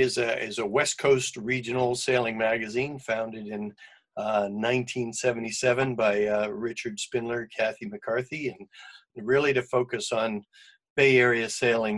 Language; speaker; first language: English; native; English